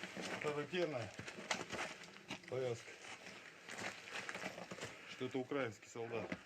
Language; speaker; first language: Russian; native; Russian